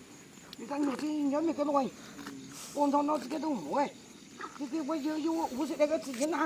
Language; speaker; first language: Chinese; native; Chinese